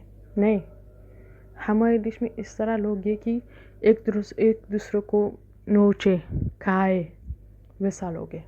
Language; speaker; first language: Hindi; non-native, fluent; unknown